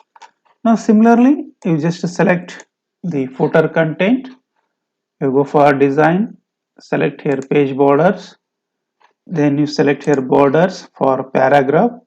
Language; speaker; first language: English; non-native, local second language; Kannada